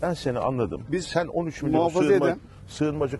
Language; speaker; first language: Turkish; native; Turkish